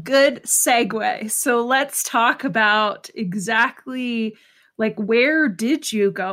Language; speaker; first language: English; native; English